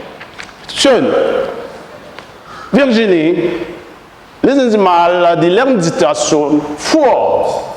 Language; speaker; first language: German; non-native, fluent; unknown